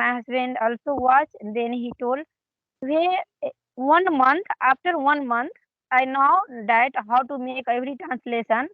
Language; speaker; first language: English; non-native, learner; Hindi